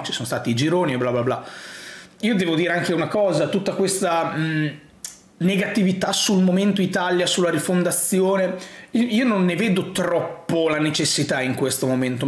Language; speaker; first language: Italian; native; Italian